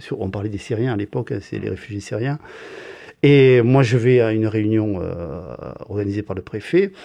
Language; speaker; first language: French; native; French